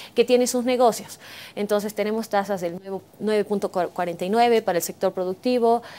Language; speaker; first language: Spanish; native; Spanish